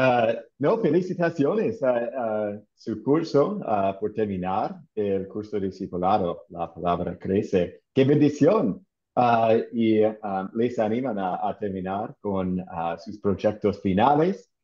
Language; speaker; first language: Spanish; non-native, fluent; English